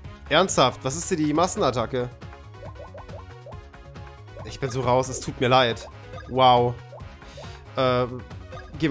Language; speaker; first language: German; native; German